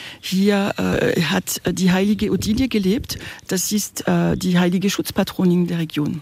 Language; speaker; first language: German; non-native, local second language; French